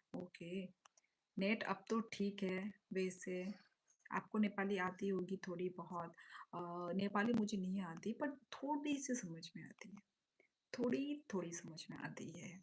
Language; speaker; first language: Hindi; non-native, local second language; Kok Borok